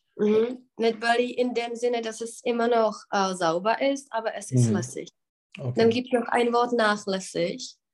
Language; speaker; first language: German; non-native, fluent; Czech